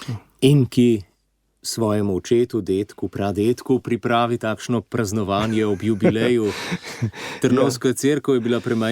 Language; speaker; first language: Slovenian; native; Slovenian